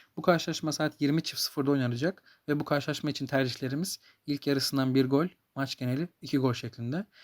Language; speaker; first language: Turkish; native; Turkish